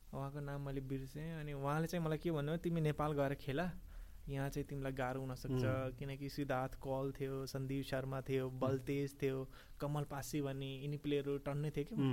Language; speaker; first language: Nepali; early bilingual, heritage; Nepali